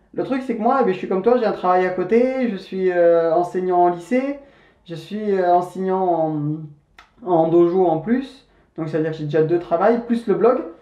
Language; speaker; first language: French; native; French